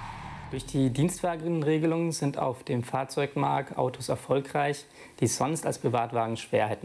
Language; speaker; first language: German; native; German